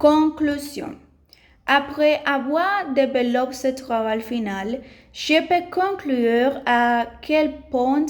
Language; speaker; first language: French; non-native, learner; Spanish